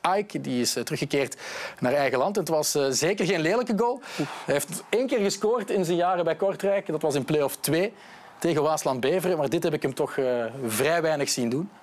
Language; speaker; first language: Dutch; native; Dutch